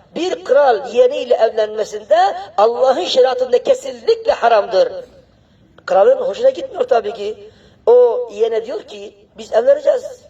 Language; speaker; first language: Turkish; non-native, fluent; Arabic